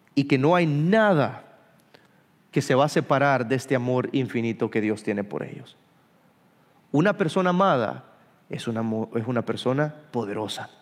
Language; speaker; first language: Spanish; early bilingual, heritage; Spanish